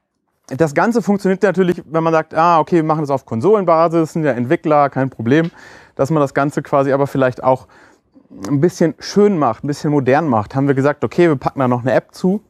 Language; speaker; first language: German; native; German